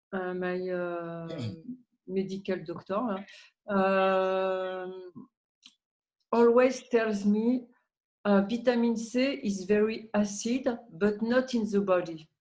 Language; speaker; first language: English; non-native, learner; French